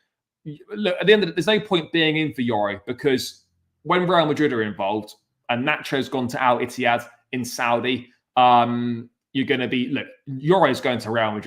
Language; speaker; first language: English; native; English